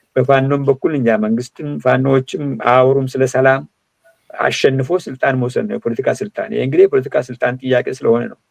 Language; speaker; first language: Amharic; non-native, local second language; Oromo